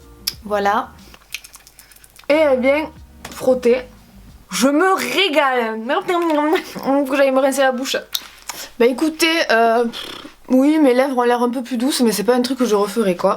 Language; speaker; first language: French; native; French